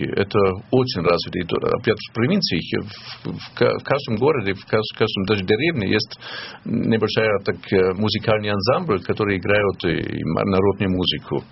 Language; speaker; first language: Russian; non-native, fluent; German